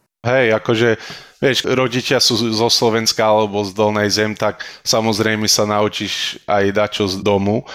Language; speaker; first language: Slovak; early bilingual, heritage; Slovak